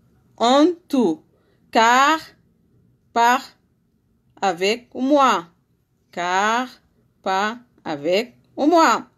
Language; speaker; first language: French; non-native, learner; Arabic